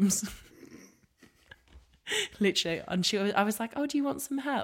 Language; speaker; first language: English; native; English